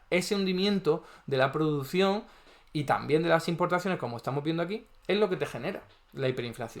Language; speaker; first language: Spanish; native; Spanish